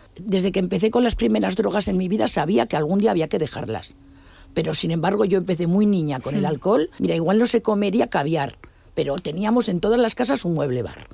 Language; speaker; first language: Spanish; native; Spanish